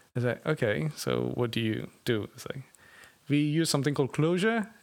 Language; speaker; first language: English; non-native, local second language; Tamil